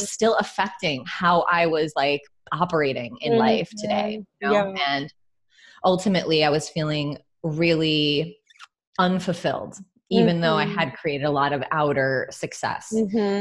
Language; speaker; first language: English; native; English